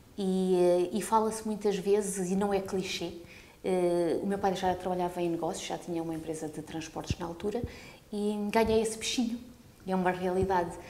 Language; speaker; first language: Portuguese; early bilingual, heritage; Portuguese